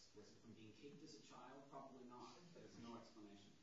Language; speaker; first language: English; native; English